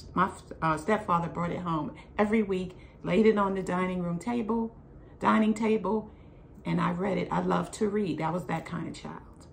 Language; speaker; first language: English; native; English